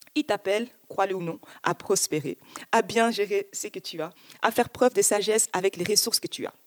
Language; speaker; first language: French; early bilingual, other home language; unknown